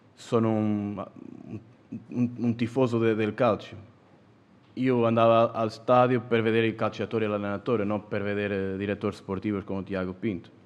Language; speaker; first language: Italian; non-native, fluent; Portuguese